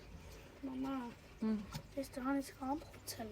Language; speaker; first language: Armenian; early bilingual, heritage; Armenian